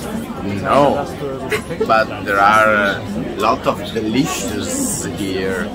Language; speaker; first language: English; non-native, learner; Italian